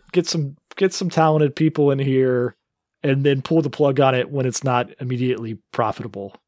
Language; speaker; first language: English; native; English